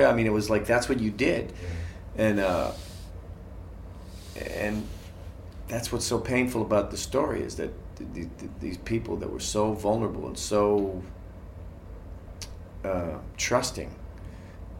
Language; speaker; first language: English; native; English